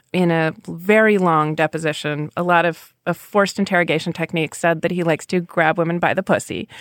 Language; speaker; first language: English; native; English